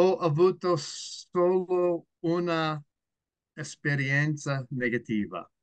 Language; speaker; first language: Italian; non-native, learner; English